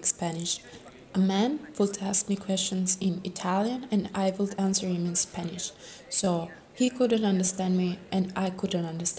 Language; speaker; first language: English; early bilingual, other home language; Spanish